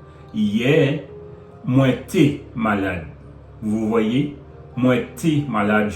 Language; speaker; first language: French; non-native, local second language; Haitian Creole